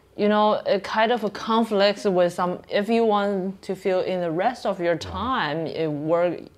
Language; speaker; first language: English; non-native, fluent; Chinese